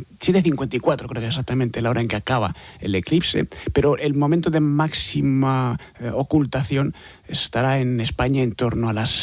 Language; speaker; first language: Spanish; native; Spanish